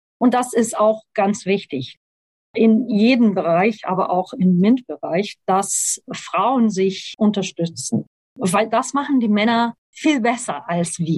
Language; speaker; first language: German; non-native, fluent; Portuguese